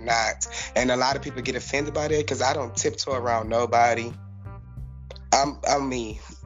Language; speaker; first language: English; native; English